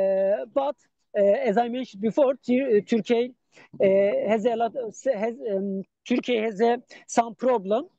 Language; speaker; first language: English; non-native, learner; Turkish